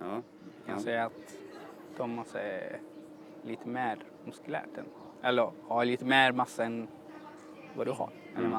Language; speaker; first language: Swedish; non-native, fluent; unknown